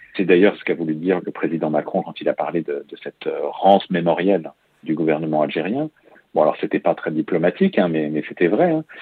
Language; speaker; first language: French; native; French